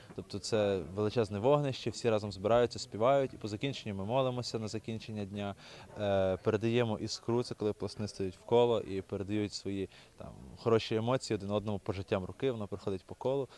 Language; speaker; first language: Ukrainian; native; Ukrainian